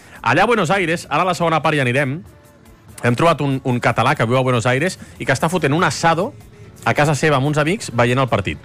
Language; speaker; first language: Catalan; native; Catalan